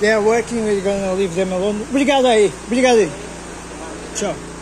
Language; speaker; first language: English; non-native, learner; Portuguese